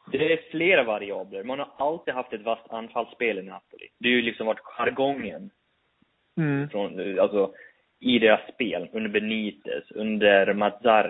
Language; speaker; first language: Swedish; native; Swedish